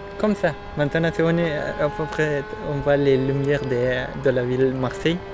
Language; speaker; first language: French; non-native, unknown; Persian